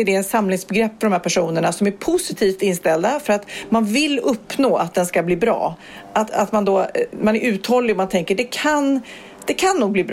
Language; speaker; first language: Swedish; native; Swedish